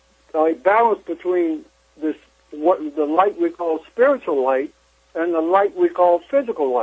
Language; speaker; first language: English; native; English